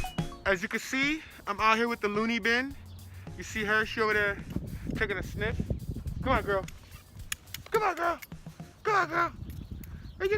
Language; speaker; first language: English; native; English